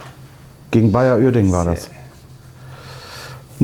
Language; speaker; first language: German; native; German